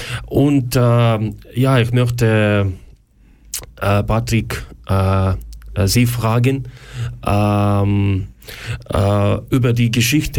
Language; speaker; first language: German; non-native, learner; Ukrainian